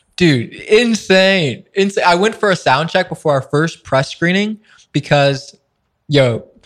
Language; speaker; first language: English; native; English